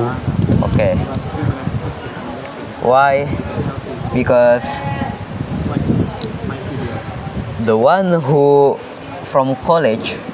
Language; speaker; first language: English; non-native, learner; Indonesian